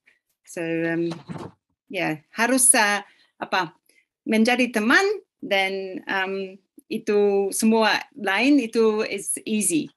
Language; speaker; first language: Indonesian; non-native, fluent; English